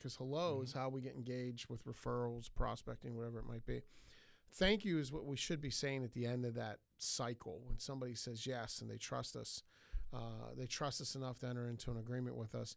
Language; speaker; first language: English; native; English